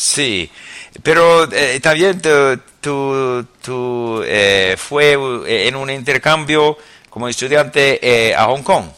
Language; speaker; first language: Spanish; non-native, fluent; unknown